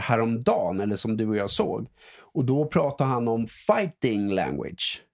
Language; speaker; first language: Swedish; native; Swedish